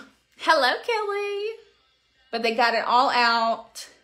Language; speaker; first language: English; native; English